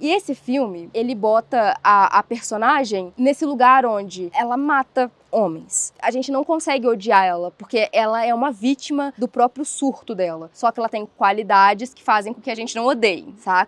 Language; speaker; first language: Portuguese; native; Portuguese